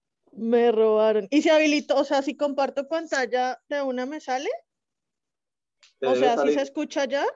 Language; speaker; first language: Spanish; native; Spanish